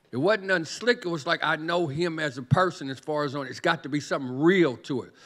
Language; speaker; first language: English; native; English